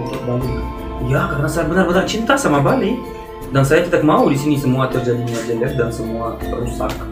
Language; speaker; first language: Indonesian; non-native, fluent; Russian